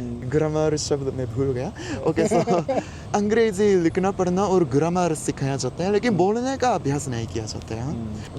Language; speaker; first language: Hindi; non-native, fluent; Japanese